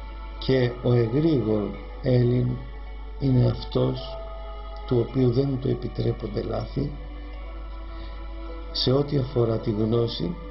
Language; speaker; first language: Greek; native; Greek